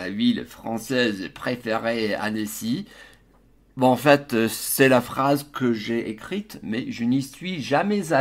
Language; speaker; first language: French; non-native, fluent; English